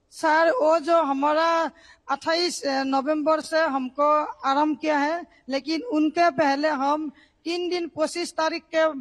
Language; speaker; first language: Hindi; non-native, local second language; Assamese